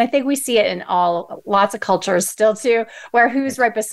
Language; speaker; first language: English; native; English